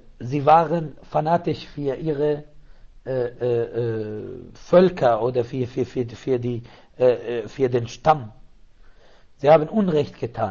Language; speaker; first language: German; non-native, fluent; Arabic